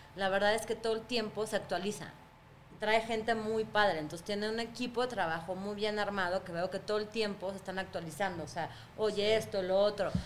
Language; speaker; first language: Spanish; early bilingual, other home language; Russian